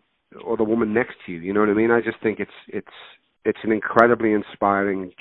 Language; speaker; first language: English; native; English